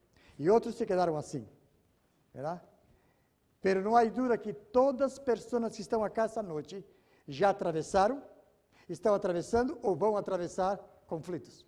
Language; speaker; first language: Spanish; non-native, fluent; Portuguese